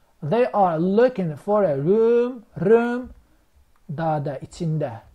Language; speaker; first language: English; non-native, fluent; Azerbaijani